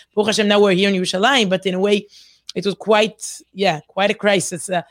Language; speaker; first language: English; non-native, fluent; Hebrew